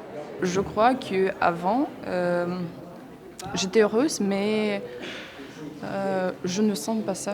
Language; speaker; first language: French; non-native, fluent; Ukrainian